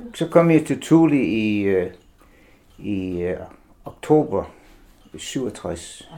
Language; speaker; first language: Danish; non-native, fluent; English